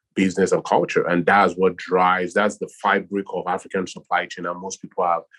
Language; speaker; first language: English; non-native, local second language; Yoruba